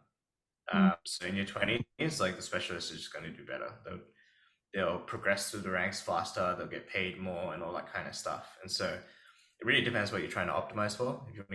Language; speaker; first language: English; native; English